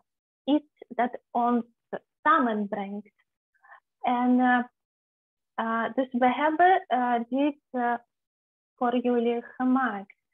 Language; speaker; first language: Dutch; non-native, fluent; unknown